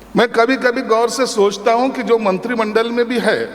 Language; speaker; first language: Hindi; non-native, local second language; Marathi